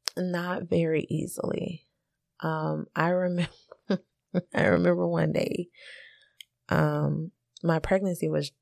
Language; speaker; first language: English; native; English